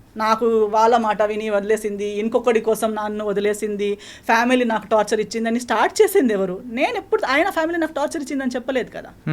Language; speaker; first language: Telugu; non-native, fluent; Konkani